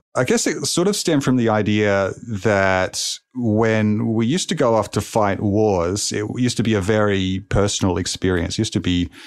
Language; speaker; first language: English; native; English